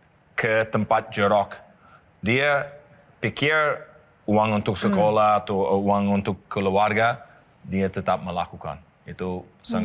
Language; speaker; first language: Indonesian; non-native, learner; English